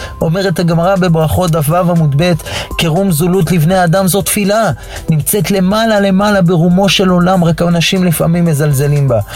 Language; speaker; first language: Hebrew; native; Hebrew